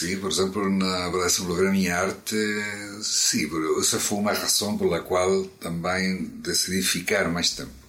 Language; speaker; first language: Portuguese; non-native, fluent; Spanish